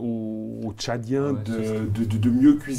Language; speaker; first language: French; native; French